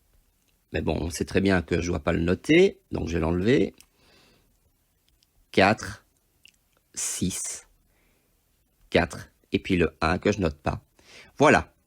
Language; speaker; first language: French; native; French